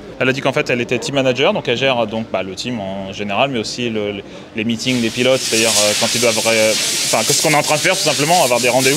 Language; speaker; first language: French; native; French